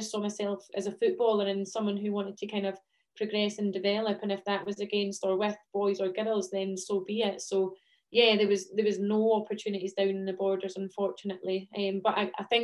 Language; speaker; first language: English; native; English